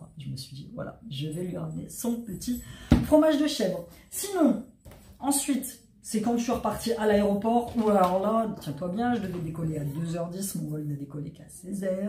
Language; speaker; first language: French; native; French